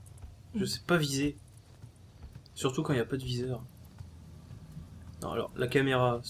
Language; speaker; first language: French; native; French